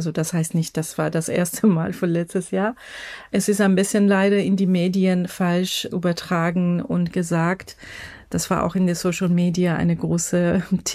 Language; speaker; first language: German; non-native, fluent; Persian